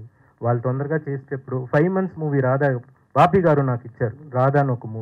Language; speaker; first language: Telugu; non-native, fluent; Tamil